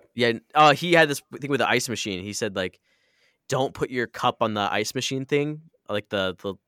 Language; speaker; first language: English; native; English